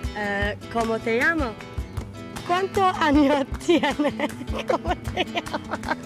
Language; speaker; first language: Spanish; non-native, learner; Welsh